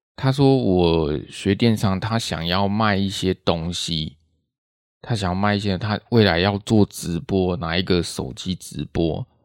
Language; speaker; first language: Chinese; native; Chinese